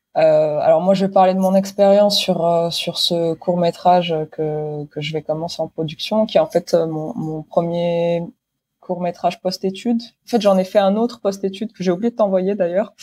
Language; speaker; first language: French; non-native, local second language; Arabic